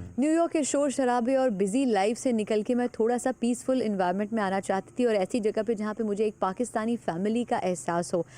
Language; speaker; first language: Urdu; native; Urdu